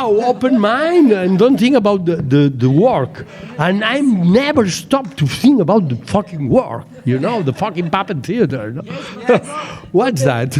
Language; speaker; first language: English; non-native, learner; Catalan